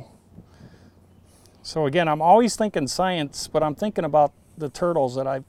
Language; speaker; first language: English; native; English